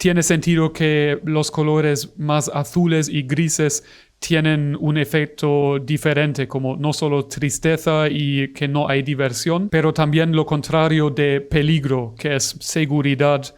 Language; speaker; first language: Spanish; non-native, fluent; German